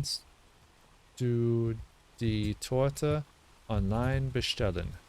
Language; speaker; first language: German; non-native, learner; English